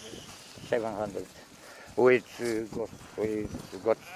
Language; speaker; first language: English; non-native, learner; Romanian